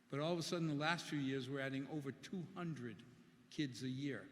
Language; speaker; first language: English; early bilingual, other home language; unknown